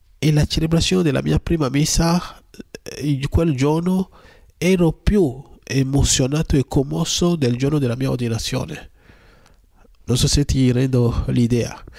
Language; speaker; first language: Italian; non-native, fluent; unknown